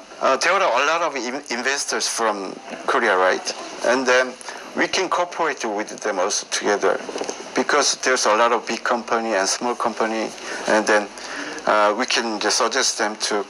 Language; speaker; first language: English; non-native, learner; Korean